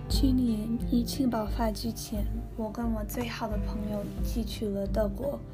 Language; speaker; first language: Chinese; non-native, learner; English